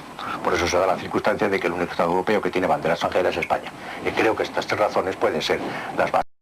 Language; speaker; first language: Spanish; native; Spanish